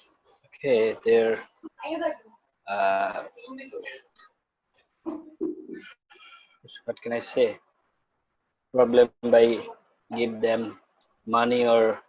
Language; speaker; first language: English; non-native, learner; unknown